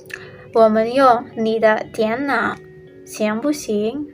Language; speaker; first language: Chinese; non-native, learner; Indonesian